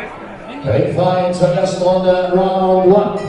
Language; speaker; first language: German; native; German